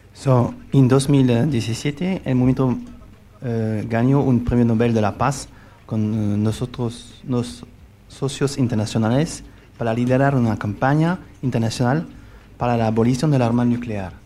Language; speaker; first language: Spanish; non-native, learner; French